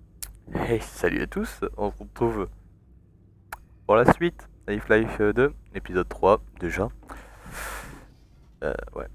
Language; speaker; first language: French; native; French